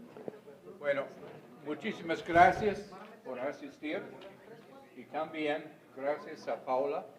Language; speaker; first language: Spanish; non-native, fluent; English